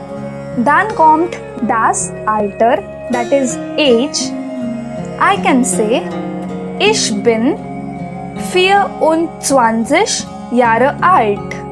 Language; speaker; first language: German; non-native, learner; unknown